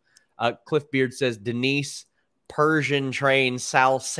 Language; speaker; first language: English; native; English